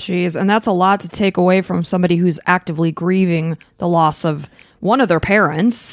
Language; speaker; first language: English; native; English